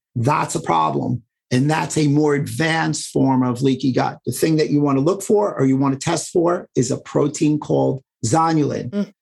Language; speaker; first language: English; native; English